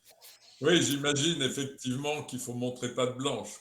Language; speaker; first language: French; native; French